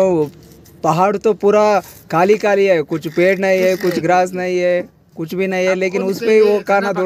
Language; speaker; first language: Hindi; non-native, local second language; Kannada